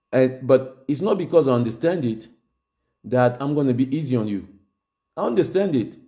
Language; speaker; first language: English; non-native, local second language; French